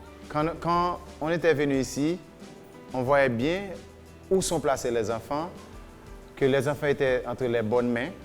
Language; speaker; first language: French; non-native, local second language; Haitian Creole